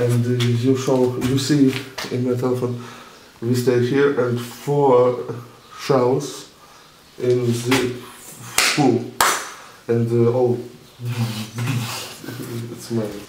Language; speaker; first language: English; non-native, learner; Ukrainian